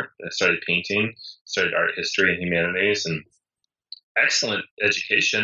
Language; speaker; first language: English; native; English